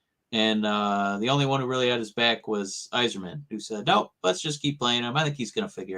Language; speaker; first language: English; native; English